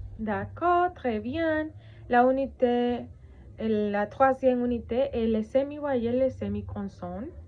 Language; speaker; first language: French; non-native, learner; Spanish